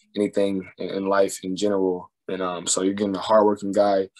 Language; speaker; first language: English; native; English